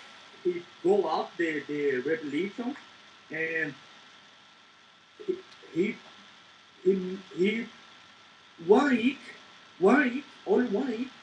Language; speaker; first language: English; non-native, learner; Portuguese